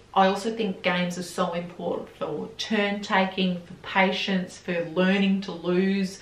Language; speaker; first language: English; native; English